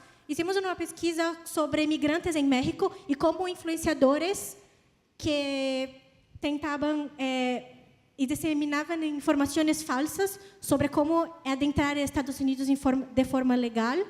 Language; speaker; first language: Spanish; non-native, learner; Portuguese